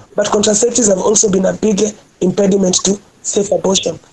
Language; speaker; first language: English; non-native, local second language; Luo (Kenya and Tanzania)